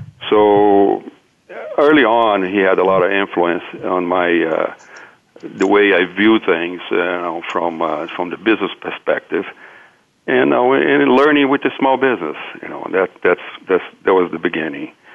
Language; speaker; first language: English; non-native, fluent; Portuguese